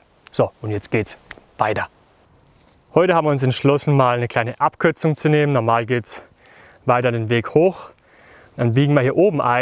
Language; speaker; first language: German; native; German